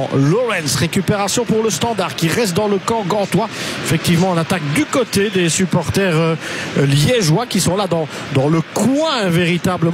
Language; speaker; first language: French; native; French